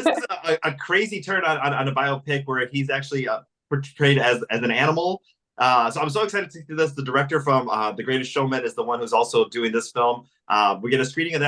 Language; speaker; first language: English; native; English